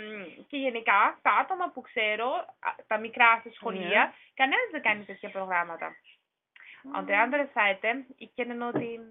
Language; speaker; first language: Greek; non-native, fluent; German